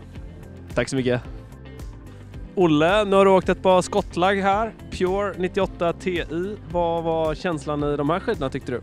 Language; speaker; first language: Swedish; native; Swedish